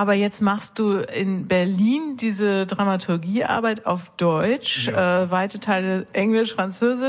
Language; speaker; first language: German; native; German